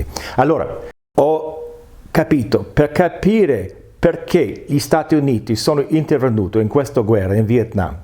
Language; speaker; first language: Italian; non-native, fluent; English